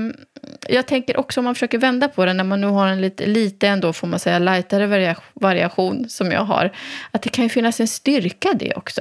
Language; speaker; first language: Swedish; native; Swedish